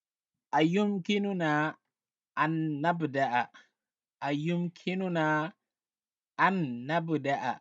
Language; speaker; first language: Arabic; non-native, fluent; Wolof